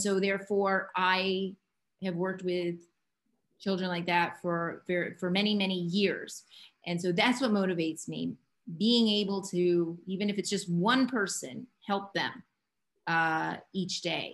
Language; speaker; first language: English; native; English